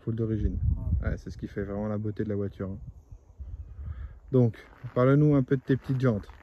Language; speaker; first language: French; native; French